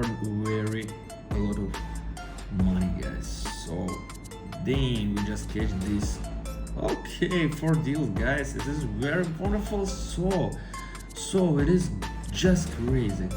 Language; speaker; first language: English; non-native, fluent; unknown